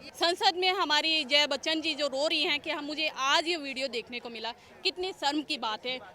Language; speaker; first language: Hindi; native; Hindi